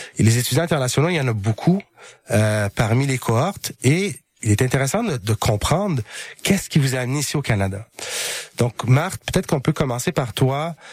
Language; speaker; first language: French; native; French